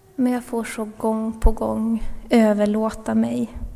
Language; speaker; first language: Swedish; native; Swedish